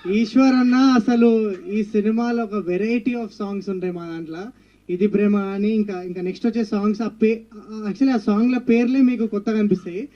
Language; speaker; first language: Telugu; native; Telugu